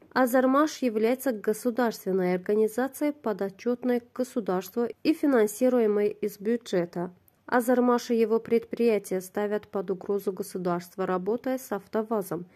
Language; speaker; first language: Russian; non-native, local second language; Azerbaijani